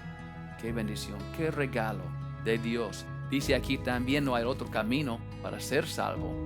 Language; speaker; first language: Spanish; non-native, fluent; English